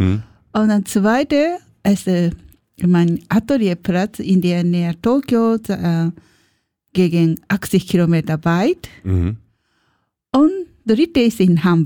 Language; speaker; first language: German; non-native, learner; Japanese